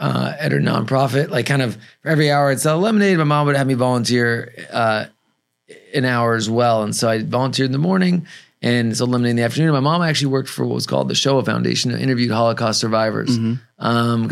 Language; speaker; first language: English; native; English